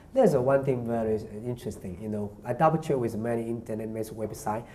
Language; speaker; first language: English; non-native, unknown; Chinese